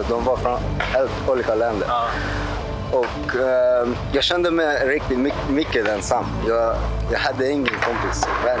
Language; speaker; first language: Swedish; non-native, learner; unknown